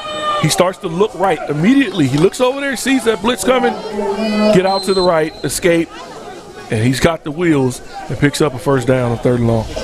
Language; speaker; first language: English; native; English